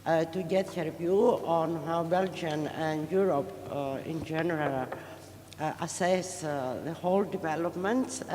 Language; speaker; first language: English; non-native, fluent; Greek